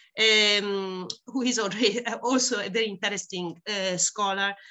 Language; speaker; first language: English; non-native, fluent; Italian